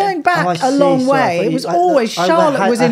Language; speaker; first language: English; native; English